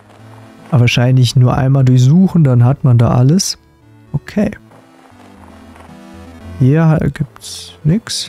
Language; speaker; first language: German; native; German